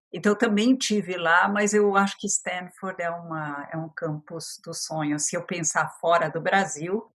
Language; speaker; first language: Portuguese; early bilingual, other home language; French